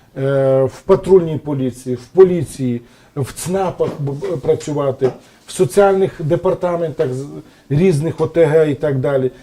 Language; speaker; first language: Ukrainian; non-native, local second language; Romany